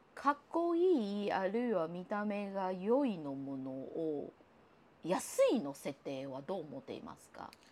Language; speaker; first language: Japanese; non-native, fluent; Chinese